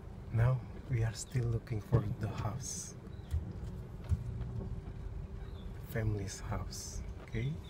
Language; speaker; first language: English; non-native, learner; Indonesian